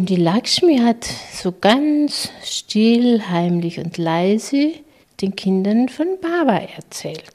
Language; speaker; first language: German; native; German